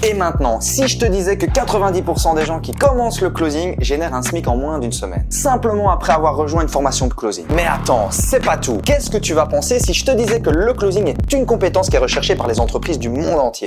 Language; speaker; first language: French; native; French